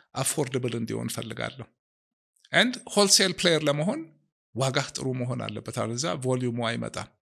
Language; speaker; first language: Amharic; native; Amharic